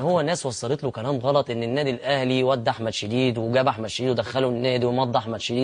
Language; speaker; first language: Arabic; native; Arabic